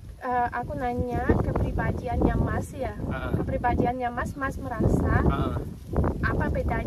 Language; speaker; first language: Indonesian; non-native, fluent; Russian